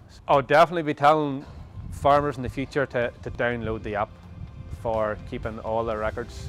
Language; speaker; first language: English; native; English